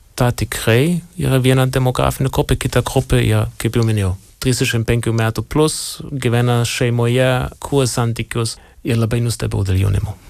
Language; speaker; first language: Lithuanian; non-native, fluent; German